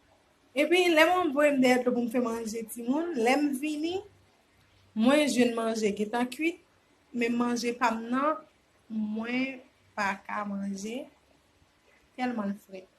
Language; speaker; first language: French; non-native, learner; Haitian Creole